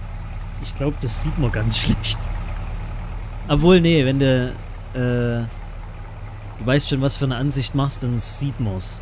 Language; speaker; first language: German; native; German